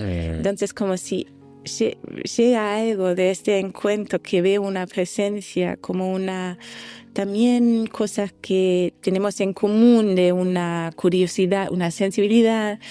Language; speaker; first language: Spanish; non-native, fluent; German